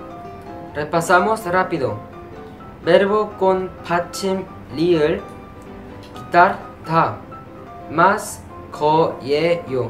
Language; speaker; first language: Spanish; non-native, fluent; Korean